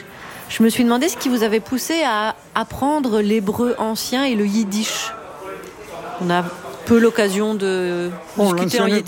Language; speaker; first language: French; native; French